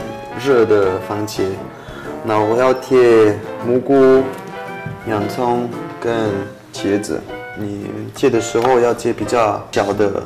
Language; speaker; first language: Chinese; non-native, fluent; French